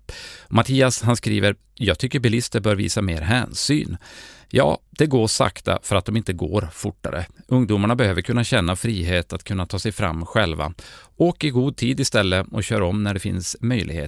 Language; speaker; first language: Swedish; native; Swedish